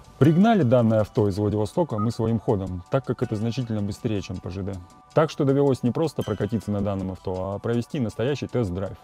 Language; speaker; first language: Russian; native; Russian